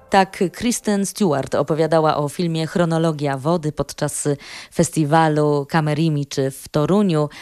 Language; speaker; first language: Polish; native; Polish